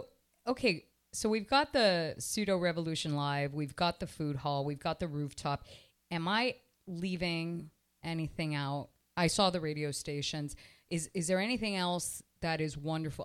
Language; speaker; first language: English; native; English